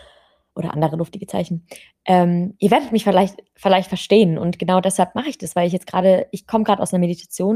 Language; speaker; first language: German; native; German